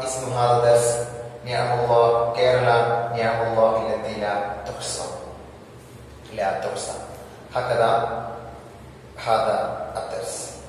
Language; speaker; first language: Arabic; non-native, fluent; Malayalam